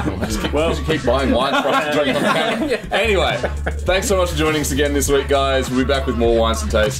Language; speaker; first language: English; native; English